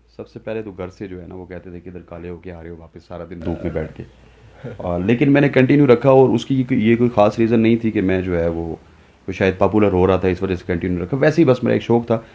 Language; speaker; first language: Urdu; non-native, local second language; Punjabi